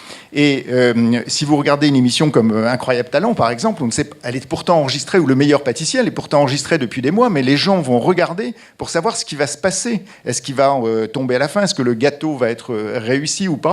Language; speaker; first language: French; native; French